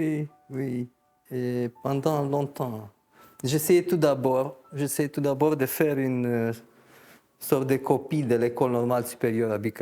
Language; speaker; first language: French; non-native, fluent; Romanian